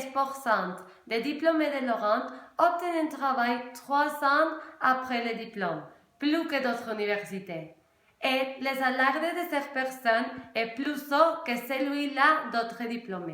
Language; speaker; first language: French; non-native, learner; Spanish